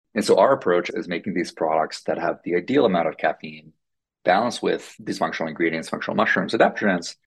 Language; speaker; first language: English; non-native, fluent; Finnish